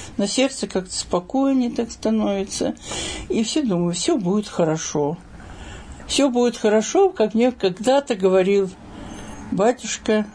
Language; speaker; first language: Russian; native; Russian